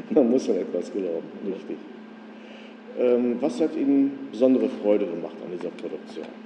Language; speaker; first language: German; native; German